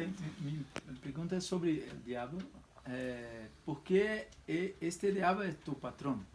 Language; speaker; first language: Spanish; non-native, learner; Portuguese